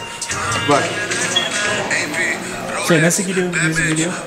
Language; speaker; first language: Turkish; non-native, learner; English